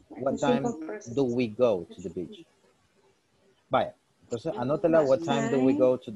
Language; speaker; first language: English; non-native, fluent; Spanish